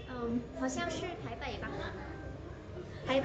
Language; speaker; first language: Chinese; non-native, fluent; Vietnamese